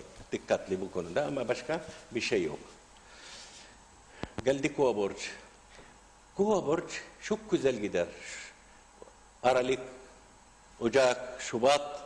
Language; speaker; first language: Turkish; non-native, learner; Arabic